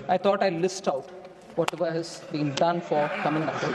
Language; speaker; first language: English; non-native, local second language; Tamil